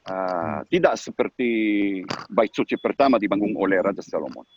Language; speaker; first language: Indonesian; non-native, learner; Hebrew